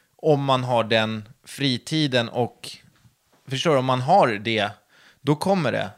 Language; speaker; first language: Swedish; native; Swedish